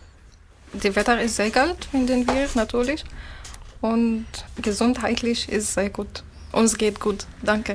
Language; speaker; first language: German; non-native, learner; Arabic